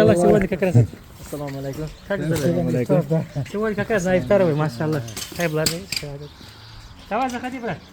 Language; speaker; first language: Russian; non-native, local second language; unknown